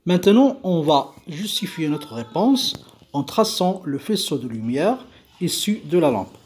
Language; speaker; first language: French; non-native, local second language; Arabic